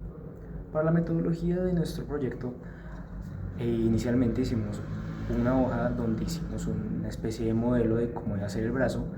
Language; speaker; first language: Spanish; native; Spanish